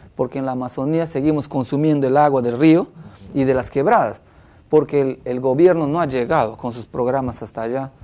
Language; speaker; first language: Spanish; native; Spanish